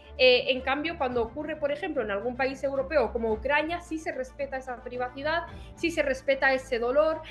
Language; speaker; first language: Spanish; early bilingual, other home language; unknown